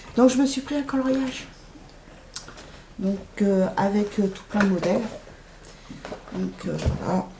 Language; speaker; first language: French; native; French